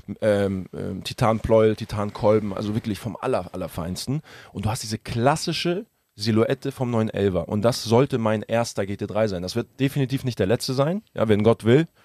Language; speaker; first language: German; early bilingual, other home language; Russian